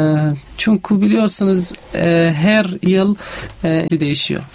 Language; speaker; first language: Turkish; non-native, learner; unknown